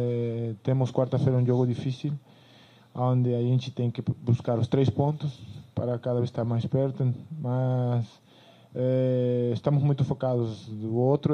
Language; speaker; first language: Portuguese; non-native, fluent; Spanish